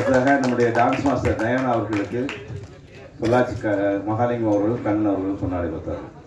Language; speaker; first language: Tamil; native; Tamil